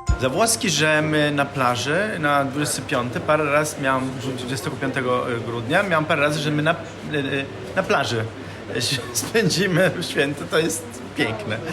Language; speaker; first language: Polish; non-native, learner; Italian